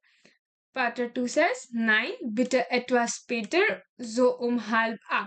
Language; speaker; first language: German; non-native, learner; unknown